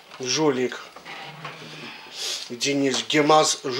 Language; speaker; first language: Russian; native; Russian